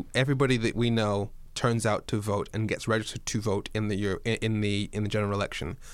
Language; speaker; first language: English; native; English